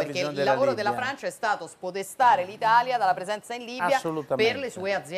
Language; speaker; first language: Italian; native; Italian